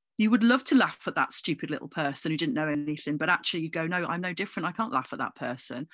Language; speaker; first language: English; native; English